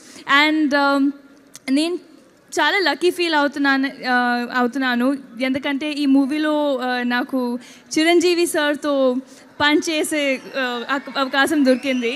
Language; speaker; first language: Telugu; non-native, fluent; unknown